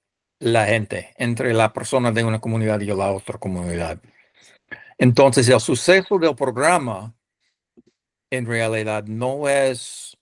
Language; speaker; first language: Spanish; non-native, fluent; English